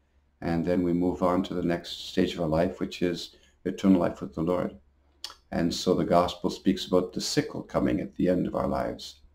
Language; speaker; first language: English; native; English